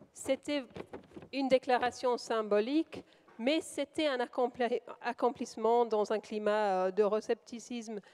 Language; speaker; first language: French; non-native, fluent; English